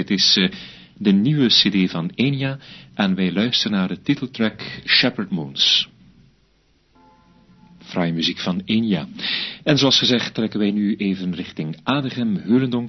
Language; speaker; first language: Dutch; native; Dutch